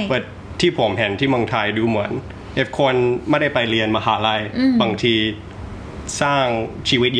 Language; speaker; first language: Thai; early bilingual, heritage; Thai